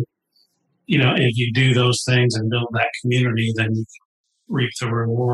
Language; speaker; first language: English; native; English